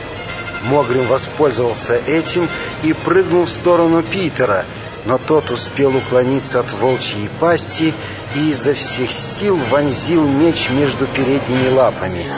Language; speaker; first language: Russian; native; Russian